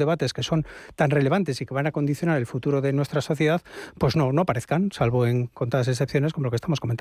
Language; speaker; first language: Spanish; native; Spanish